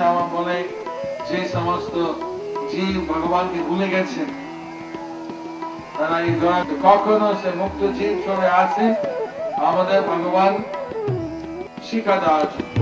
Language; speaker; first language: Bangla; non-native, fluent; English